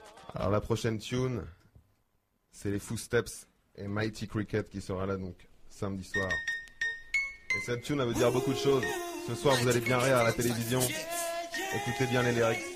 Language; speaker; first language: French; native; French